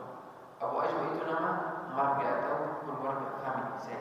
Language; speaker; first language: Indonesian; non-native, fluent; Arabic